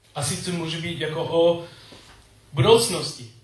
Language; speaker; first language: Czech; non-native, learner; English